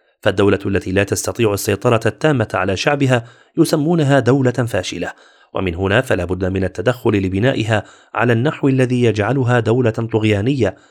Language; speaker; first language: Arabic; native; Arabic